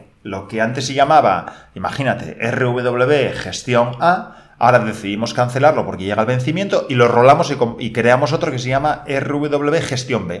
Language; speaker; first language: Spanish; native; Spanish